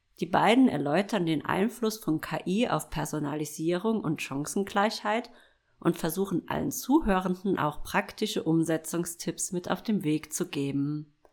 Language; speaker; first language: German; native; German